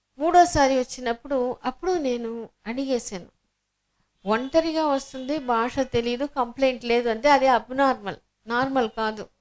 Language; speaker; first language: Telugu; native; Telugu